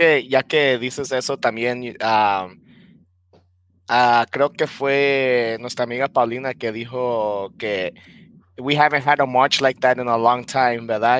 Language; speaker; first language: Spanish; early bilingual, heritage; Spanish